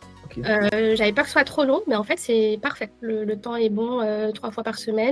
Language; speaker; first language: French; native; French